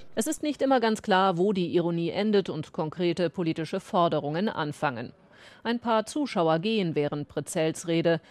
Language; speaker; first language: German; native; German